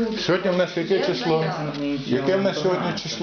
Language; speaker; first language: Ukrainian; native; Ukrainian